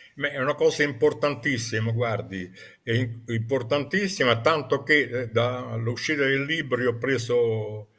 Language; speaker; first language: Italian; native; Italian